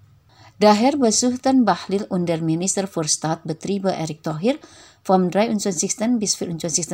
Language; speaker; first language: German; non-native, fluent; Indonesian